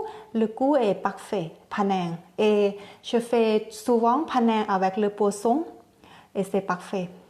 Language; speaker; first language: French; non-native, learner; Thai